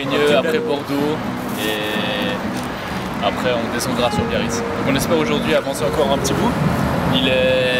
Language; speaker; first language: French; native; French